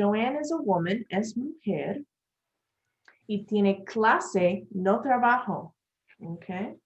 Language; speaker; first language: Spanish; non-native, learner; English